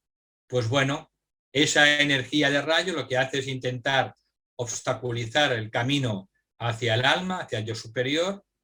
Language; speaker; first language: Spanish; native; Spanish